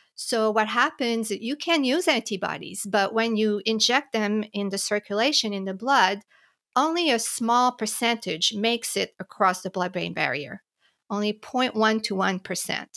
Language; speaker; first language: English; native; English